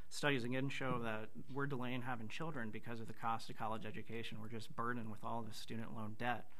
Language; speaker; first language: English; native; English